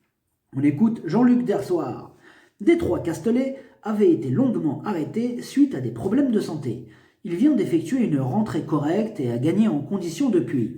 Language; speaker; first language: French; native; French